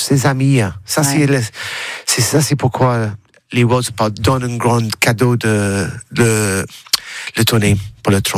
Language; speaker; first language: French; non-native, learner; English